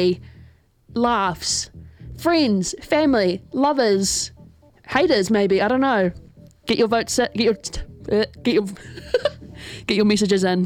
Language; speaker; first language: English; native; English